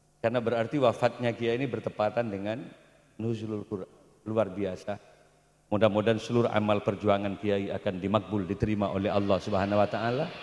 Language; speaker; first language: Indonesian; non-native, local second language; Madurese